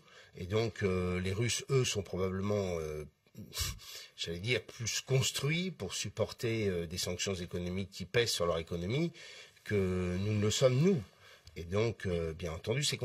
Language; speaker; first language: French; native; French